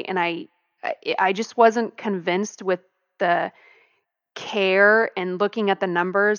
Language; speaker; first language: English; native; English